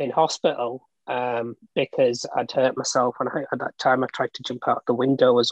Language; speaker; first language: English; native; English